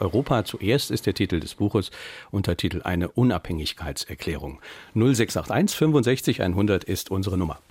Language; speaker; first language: German; native; German